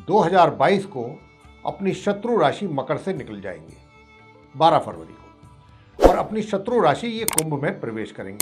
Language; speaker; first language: Hindi; native; Hindi